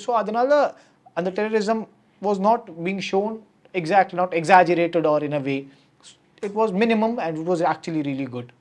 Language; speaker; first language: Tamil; non-native, learner; Kashmiri